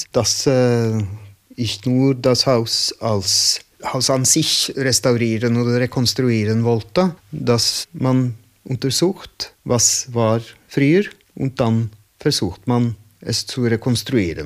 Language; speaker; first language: German; non-native, learner; Norwegian